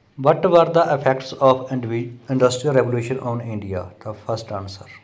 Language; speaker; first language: English; non-native, local second language; Punjabi